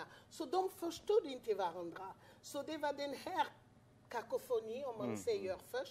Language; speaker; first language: Swedish; non-native, fluent; French